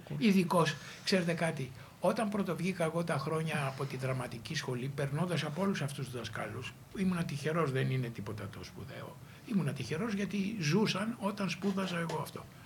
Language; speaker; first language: Greek; native; Greek